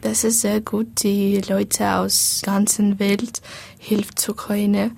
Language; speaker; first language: German; non-native, learner; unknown